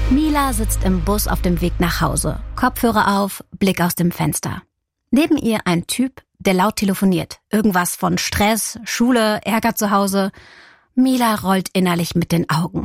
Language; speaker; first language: German; native; German